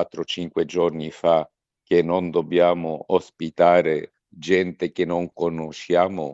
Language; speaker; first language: Italian; non-native, fluent; Arabic